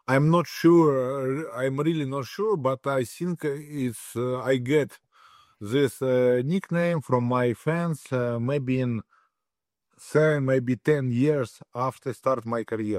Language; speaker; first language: English; non-native, learner; Russian